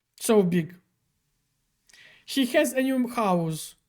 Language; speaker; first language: English; non-native, fluent; Ukrainian